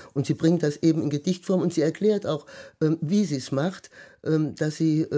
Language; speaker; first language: German; native; German